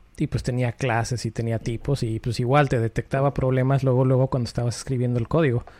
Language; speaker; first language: Spanish; native; Spanish